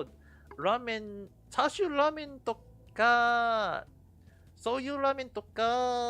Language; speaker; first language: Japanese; non-native, fluent; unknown